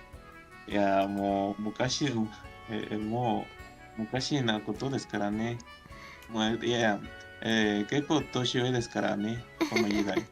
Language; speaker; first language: Japanese; non-native, learner; Spanish